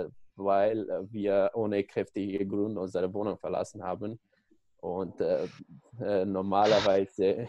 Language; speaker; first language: German; non-native, learner; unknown